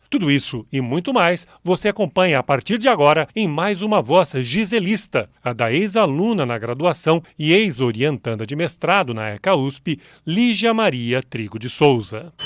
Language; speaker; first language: Portuguese; native; Portuguese